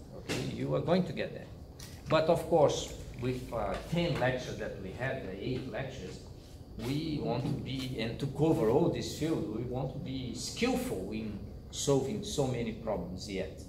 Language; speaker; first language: English; non-native, fluent; Portuguese